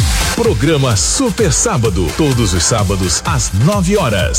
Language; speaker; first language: Portuguese; native; Portuguese